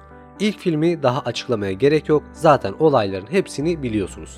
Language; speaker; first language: Turkish; native; Turkish